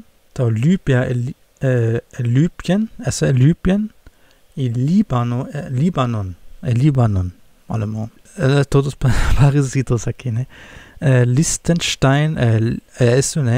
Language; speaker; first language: Portuguese; non-native, fluent; German